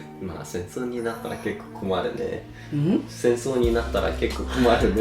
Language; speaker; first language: Japanese; early bilingual, heritage; English